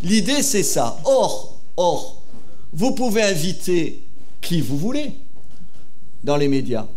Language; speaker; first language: French; native; French